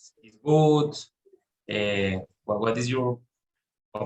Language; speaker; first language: English; non-native, learner; Spanish